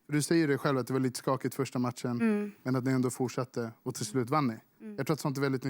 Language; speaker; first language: Swedish; native; Swedish